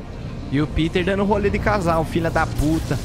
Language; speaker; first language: Portuguese; native; Portuguese